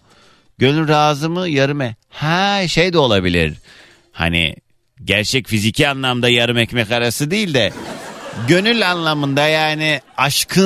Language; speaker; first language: Turkish; native; Turkish